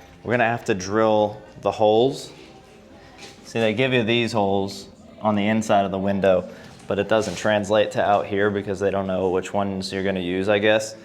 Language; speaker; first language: English; native; English